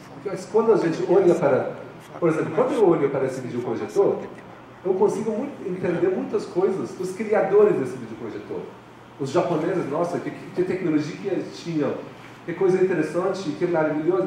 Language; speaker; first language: Portuguese; non-native, fluent; Persian